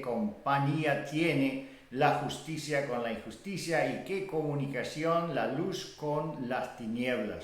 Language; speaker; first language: Spanish; non-native, fluent; Bulgarian